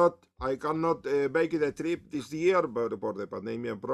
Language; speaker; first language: English; non-native, learner; Spanish